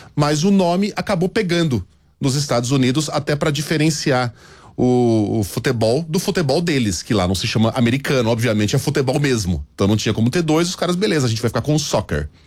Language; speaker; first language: Portuguese; native; Portuguese